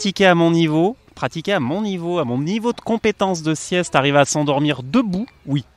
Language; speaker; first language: French; native; French